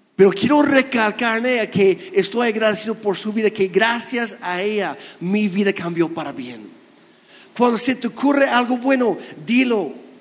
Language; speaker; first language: Spanish; non-native, fluent; English